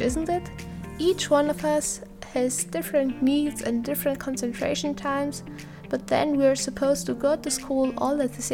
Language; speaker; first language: English; non-native, fluent; Italian